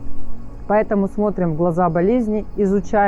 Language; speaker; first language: Russian; native; Russian